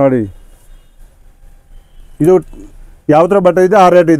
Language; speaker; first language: Kannada; non-native, local second language; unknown